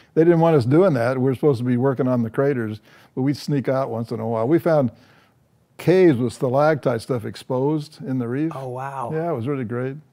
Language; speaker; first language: English; native; English